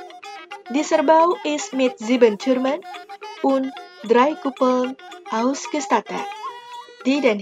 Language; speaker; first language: German; non-native, fluent; Indonesian